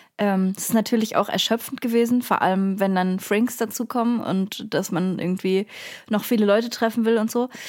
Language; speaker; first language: German; native; German